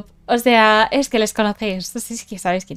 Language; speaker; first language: Spanish; native; Spanish